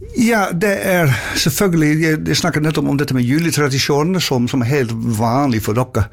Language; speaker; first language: Norwegian; non-native, fluent; Dutch